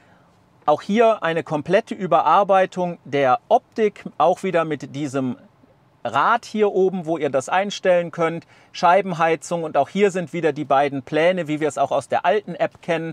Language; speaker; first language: German; native; German